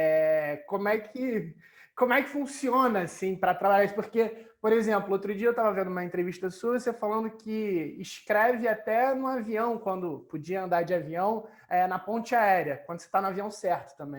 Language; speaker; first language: Portuguese; native; Portuguese